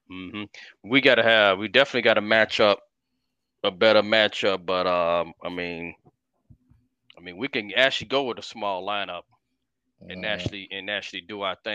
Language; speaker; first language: English; native; English